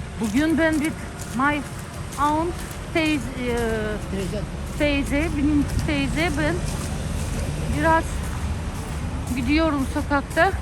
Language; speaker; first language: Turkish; non-native, learner; Russian